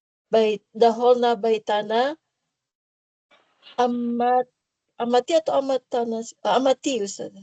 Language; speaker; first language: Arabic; non-native, learner; Indonesian